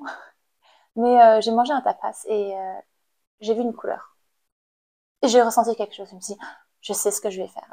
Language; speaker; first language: French; non-native, fluent; Khmer